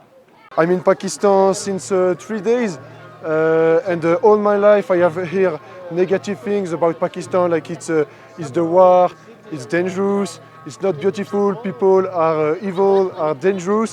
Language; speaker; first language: English; non-native, fluent; French